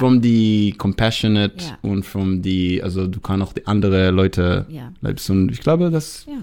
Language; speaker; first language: German; non-native, fluent; Hebrew